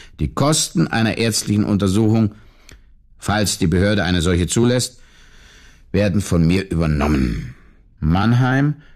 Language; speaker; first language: German; native; German